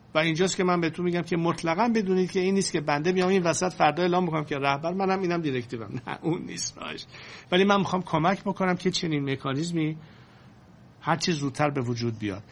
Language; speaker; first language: Persian; native; Persian